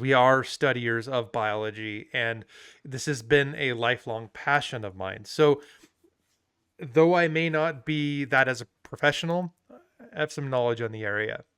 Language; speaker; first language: English; native; English